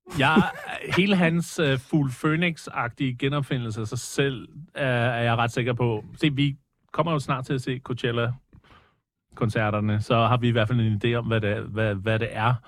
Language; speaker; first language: Danish; early bilingual, other home language; English